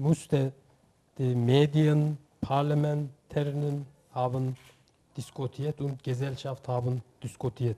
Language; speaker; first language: German; non-native, learner; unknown